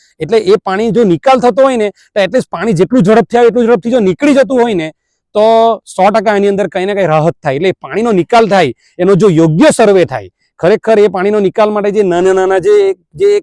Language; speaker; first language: Gujarati; native; Gujarati